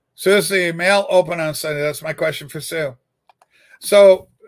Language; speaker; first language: English; native; English